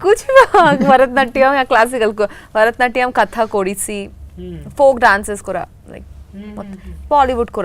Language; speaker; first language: Telugu; non-native, learner; Bangla